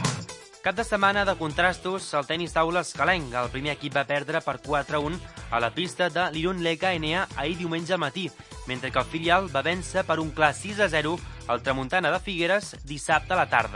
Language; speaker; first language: Catalan; native; Catalan